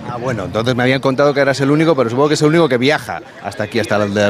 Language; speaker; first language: Spanish; native; Spanish